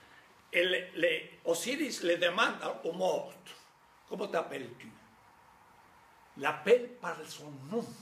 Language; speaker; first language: French; non-native, fluent; Spanish